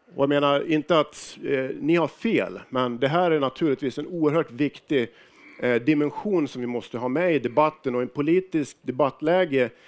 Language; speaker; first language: Swedish; native; Swedish